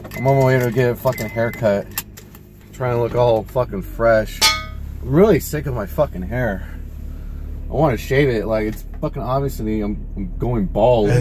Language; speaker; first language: English; native; English